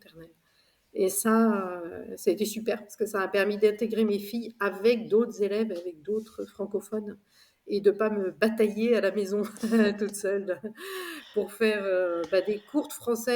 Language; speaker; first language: French; native; French